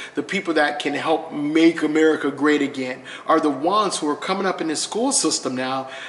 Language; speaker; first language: English; native; English